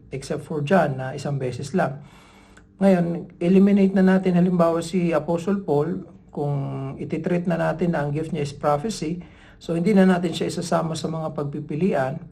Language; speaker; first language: Filipino; native; Filipino